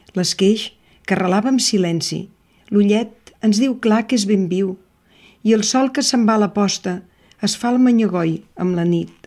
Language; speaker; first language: Catalan; native; Catalan